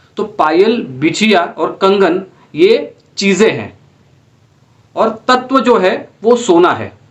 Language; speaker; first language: Hindi; non-native, local second language; Marathi